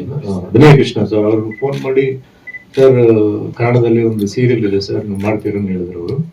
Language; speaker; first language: Kannada; non-native, fluent; Tulu